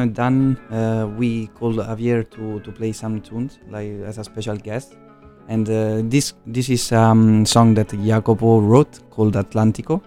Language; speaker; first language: English; non-native, fluent; Italian